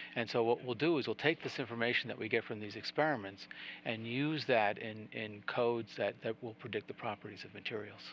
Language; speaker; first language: English; native; English